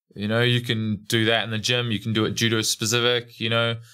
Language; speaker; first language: English; native; English